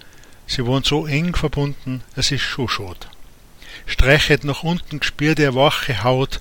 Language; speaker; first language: German; native; German